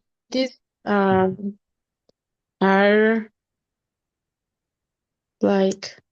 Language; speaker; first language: English; non-native, learner; Spanish